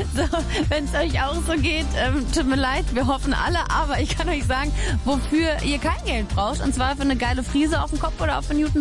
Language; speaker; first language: German; native; German